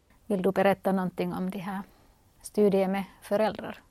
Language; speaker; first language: Swedish; non-native, local second language; Finnish